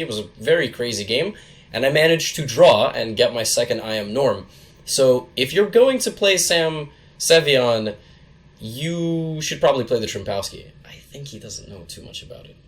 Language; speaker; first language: English; native; English